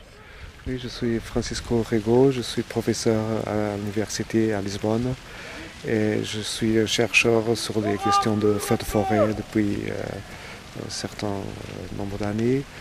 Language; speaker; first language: French; non-native, fluent; Portuguese